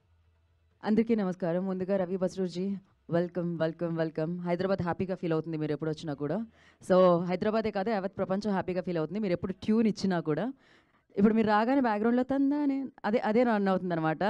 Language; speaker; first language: Telugu; native; Telugu